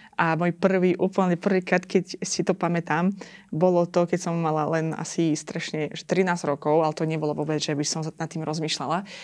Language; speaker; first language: Slovak; non-native, fluent; Azerbaijani